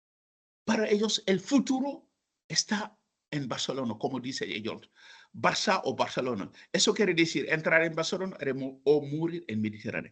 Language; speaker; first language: Spanish; non-native, fluent; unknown